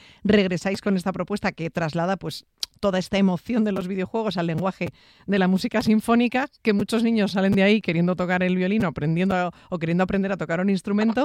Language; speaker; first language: Spanish; native; Spanish